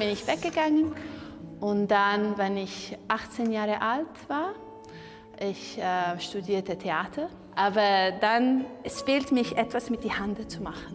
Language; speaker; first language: German; non-native, learner; Italian